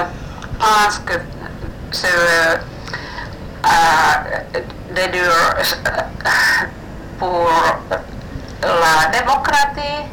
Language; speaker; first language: French; non-native, learner; Finnish